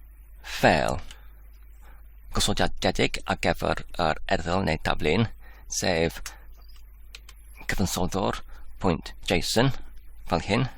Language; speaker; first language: Welsh; non-native, learner; English